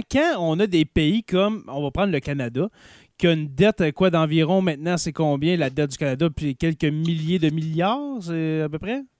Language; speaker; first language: French; native; French